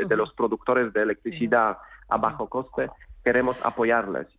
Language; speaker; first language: Spanish; non-native, fluent; Polish